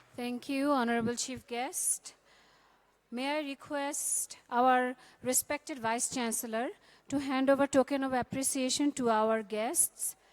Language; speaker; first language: English; non-native, local second language; Bangla